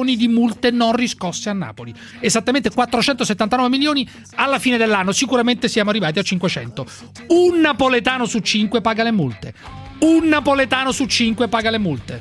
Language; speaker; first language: Italian; native; Italian